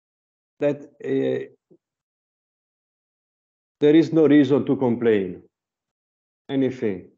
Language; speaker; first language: English; non-native, learner; Italian